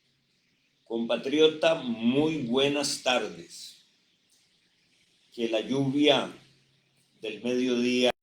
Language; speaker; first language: Spanish; native; Spanish